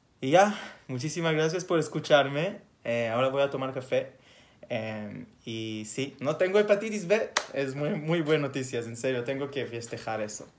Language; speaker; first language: Spanish; non-native, fluent; Hebrew